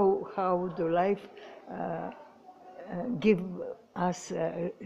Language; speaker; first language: English; non-native, learner; Croatian